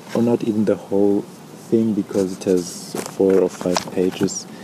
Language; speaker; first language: English; non-native, fluent; German